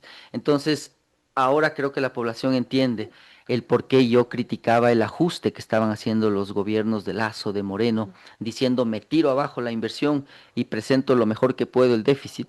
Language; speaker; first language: Spanish; native; Spanish